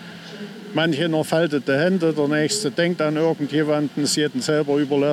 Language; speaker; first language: German; native; German